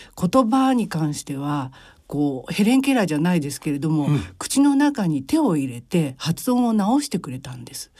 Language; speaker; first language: Japanese; native; Japanese